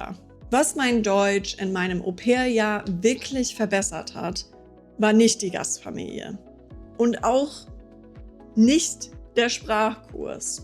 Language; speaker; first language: German; non-native, fluent; English